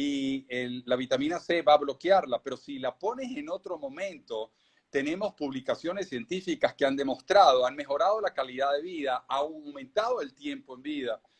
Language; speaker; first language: Spanish; native; Spanish